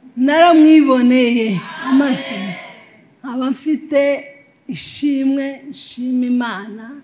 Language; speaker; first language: Kinyarwanda; native; Kinyarwanda